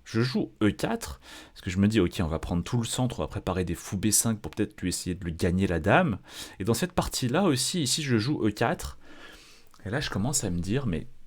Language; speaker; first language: French; native; French